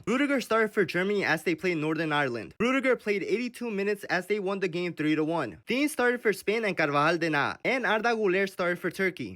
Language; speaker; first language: English; native; English